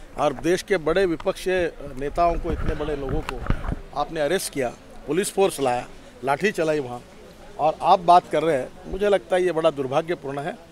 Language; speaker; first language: Hindi; non-native, local second language; Marathi